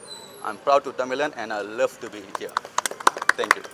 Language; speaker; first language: Tamil; early bilingual, heritage; Tamil